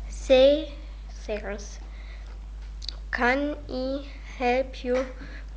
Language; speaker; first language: English; non-native, learner; German